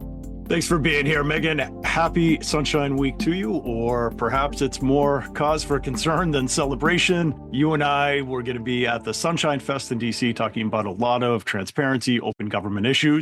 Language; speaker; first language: English; native; English